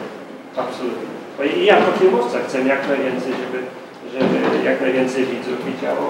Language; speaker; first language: Polish; early bilingual, heritage; Polish